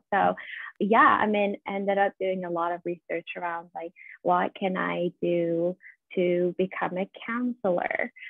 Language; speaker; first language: English; non-native, fluent; Persian